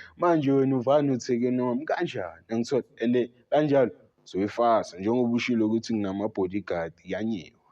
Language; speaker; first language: Zulu; native; Zulu